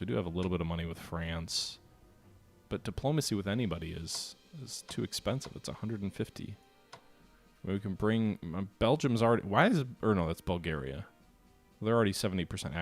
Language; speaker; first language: English; native; English